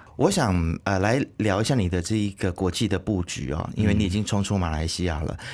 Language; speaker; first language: Chinese; native; Chinese